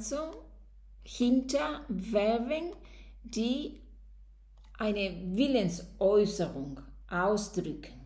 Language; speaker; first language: German; non-native, fluent; Spanish